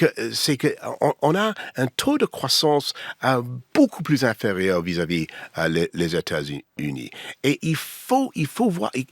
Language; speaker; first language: French; non-native, learner; English